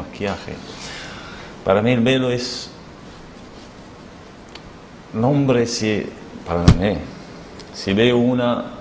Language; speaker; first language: Spanish; non-native, learner; Arabic